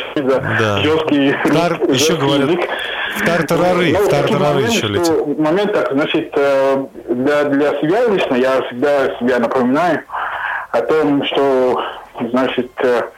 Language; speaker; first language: Russian; non-native, fluent; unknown